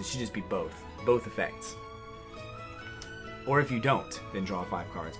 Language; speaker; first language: English; native; English